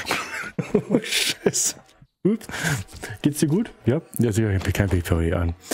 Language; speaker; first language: German; native; German